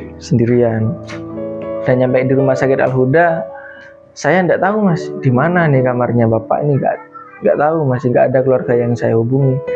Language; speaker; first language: Indonesian; non-native, local second language; Madurese